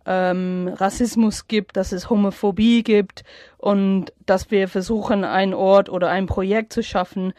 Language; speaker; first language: German; non-native, fluent; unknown